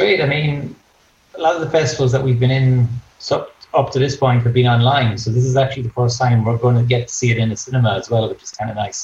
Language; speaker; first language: English; native; English